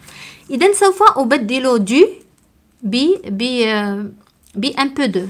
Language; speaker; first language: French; non-native, local second language; Arabic